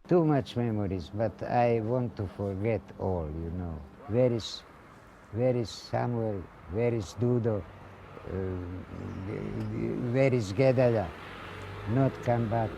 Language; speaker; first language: English; non-native, learner; Ladino